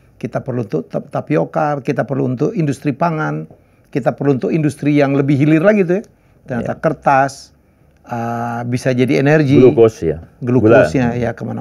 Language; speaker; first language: Indonesian; native; Indonesian